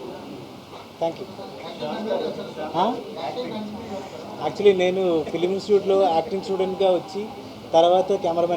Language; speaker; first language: Telugu; non-native, fluent; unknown